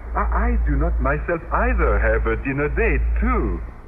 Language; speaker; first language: English; native; English